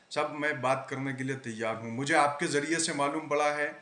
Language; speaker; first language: Hindi; non-native, local second language; Marathi